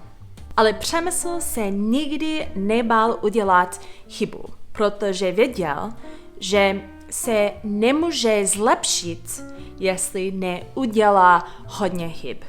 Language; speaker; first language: Czech; non-native, fluent; English